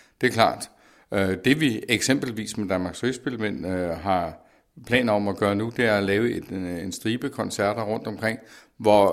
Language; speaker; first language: Danish; native; Danish